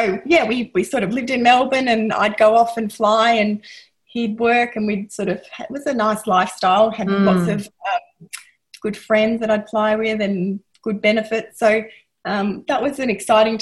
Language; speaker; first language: English; native; English